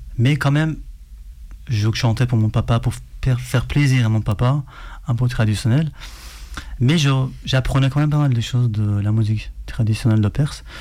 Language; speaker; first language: French; non-native, fluent; Persian